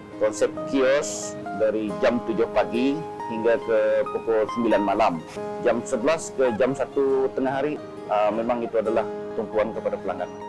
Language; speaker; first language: Malay; native; Malay